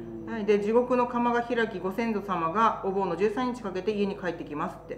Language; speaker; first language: Japanese; native; Japanese